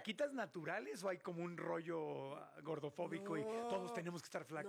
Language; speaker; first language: Spanish; native; Spanish